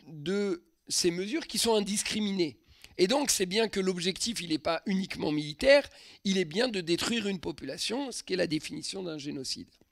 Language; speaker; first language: French; native; French